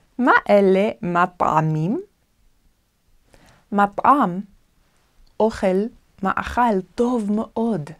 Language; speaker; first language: Hebrew; non-native, fluent; Korean